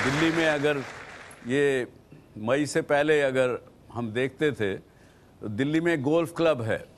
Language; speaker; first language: Hindi; native; Hindi